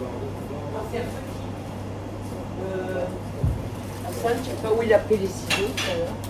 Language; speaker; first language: French; native; French